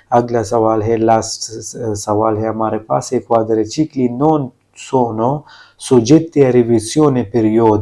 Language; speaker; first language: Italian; non-native, learner; Urdu